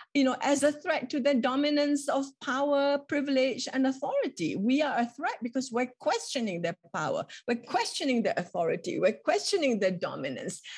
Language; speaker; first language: English; non-native, local second language; Malay